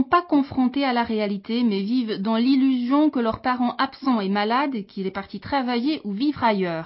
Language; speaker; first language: French; native; French